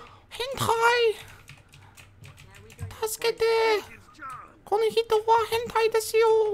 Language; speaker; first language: Japanese; non-native, learner; English